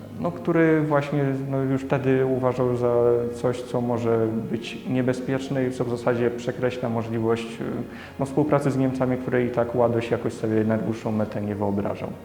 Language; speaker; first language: Polish; native; Polish